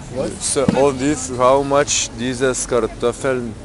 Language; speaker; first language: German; non-native, learner; Lithuanian